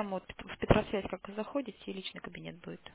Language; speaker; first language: Russian; native; Russian